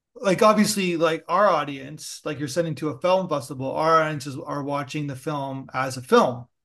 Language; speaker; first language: English; early bilingual, other home language; Italian